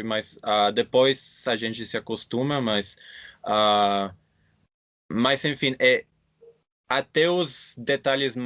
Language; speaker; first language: Portuguese; non-native, fluent; English